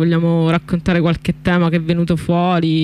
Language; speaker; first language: Italian; native; Italian